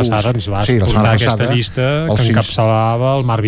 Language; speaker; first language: Catalan; native; Catalan